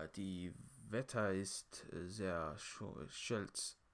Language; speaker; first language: German; non-native, learner; English